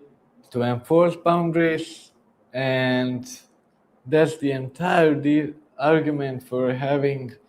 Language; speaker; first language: English; non-native, fluent; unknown